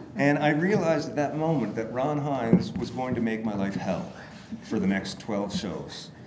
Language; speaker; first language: English; native; English